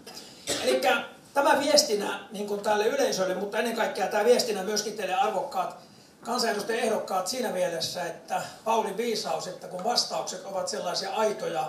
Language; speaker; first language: Finnish; native; Finnish